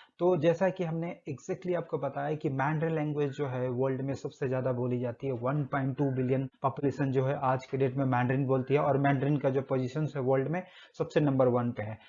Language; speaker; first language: Hindi; native; Hindi